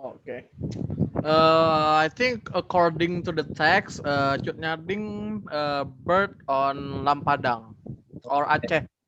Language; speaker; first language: English; non-native, learner; Indonesian